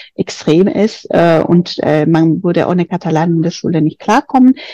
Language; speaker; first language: German; non-native, fluent; Spanish